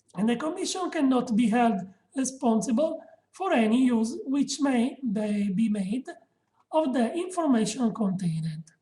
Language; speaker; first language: English; non-native, learner; Italian